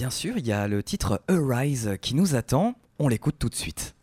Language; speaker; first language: French; native; French